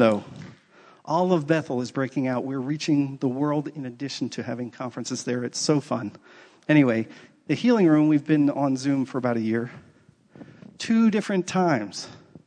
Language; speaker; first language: English; native; English